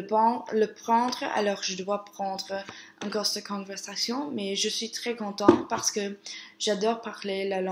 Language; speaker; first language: French; non-native, learner; English